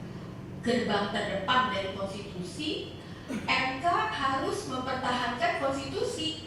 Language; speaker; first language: Indonesian; native; Indonesian